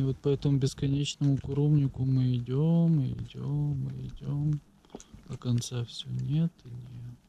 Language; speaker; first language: Russian; native; Russian